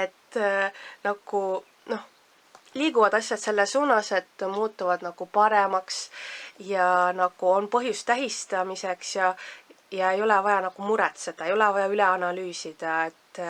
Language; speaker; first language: Estonian; native; Estonian